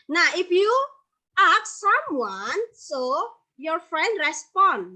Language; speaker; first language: English; non-native, fluent; Indonesian